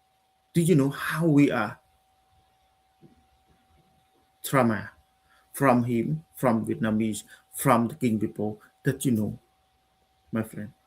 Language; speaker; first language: English; non-native, learner; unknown